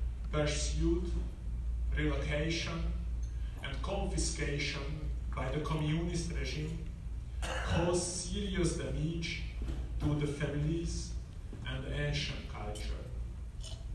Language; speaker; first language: English; non-native, learner; Hungarian